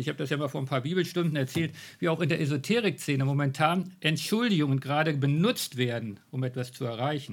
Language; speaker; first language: German; native; German